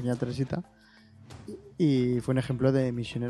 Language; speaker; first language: Spanish; native; Spanish